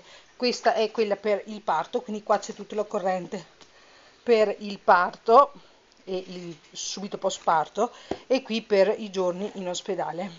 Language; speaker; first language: Italian; native; Italian